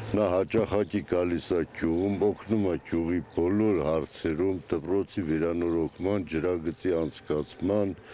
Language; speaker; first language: Armenian; native; Armenian